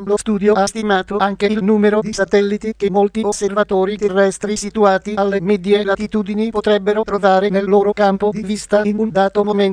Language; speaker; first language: Italian; native; Italian